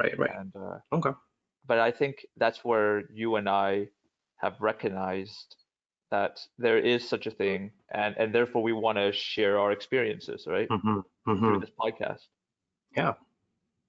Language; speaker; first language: English; native; English